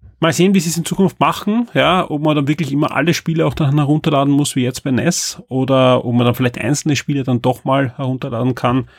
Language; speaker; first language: German; native; German